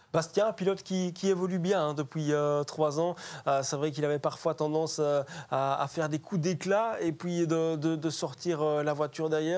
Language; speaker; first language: French; native; French